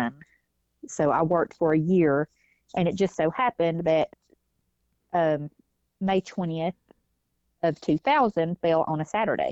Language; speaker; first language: English; native; English